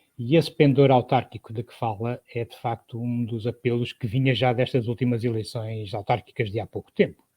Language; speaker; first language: Portuguese; native; Portuguese